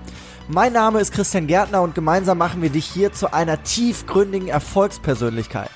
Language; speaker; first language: German; native; German